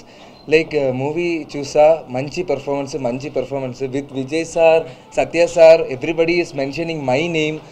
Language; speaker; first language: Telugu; non-native, learner; Malayalam